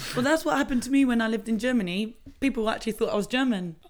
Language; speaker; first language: English; early bilingual, other home language; Spanish